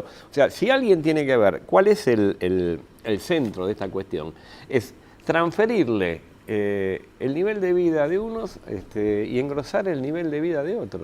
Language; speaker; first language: Spanish; native; Spanish